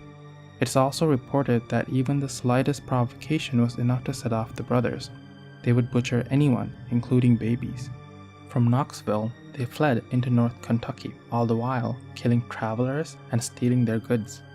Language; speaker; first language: English; native; English